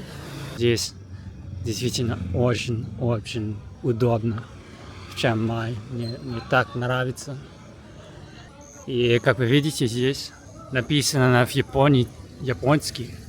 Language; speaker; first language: Russian; non-native, learner; Japanese